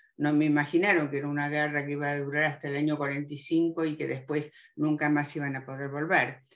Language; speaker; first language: Spanish; early bilingual, other home language; German